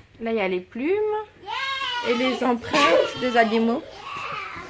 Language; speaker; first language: French; native; French